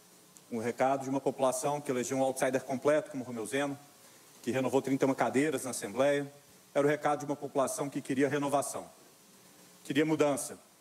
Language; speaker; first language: Portuguese; native; Portuguese